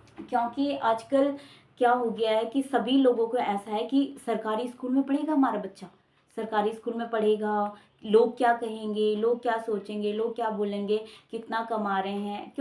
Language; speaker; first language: Hindi; native; Hindi